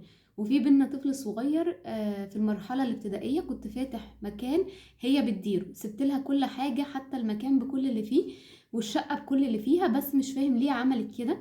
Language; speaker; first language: Arabic; native; Arabic